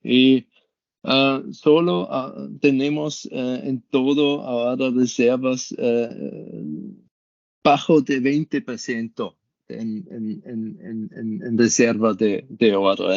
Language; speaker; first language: Spanish; non-native, learner; German